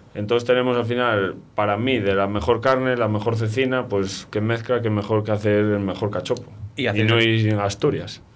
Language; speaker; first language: Spanish; native; Spanish